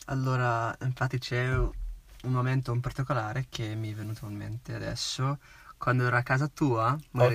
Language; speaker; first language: Italian; non-native, fluent; English